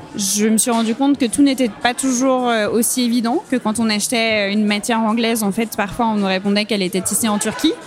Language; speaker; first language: French; native; French